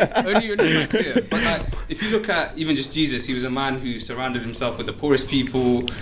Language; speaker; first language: English; native; English